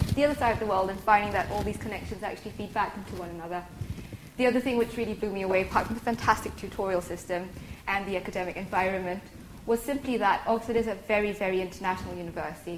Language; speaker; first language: English; native; English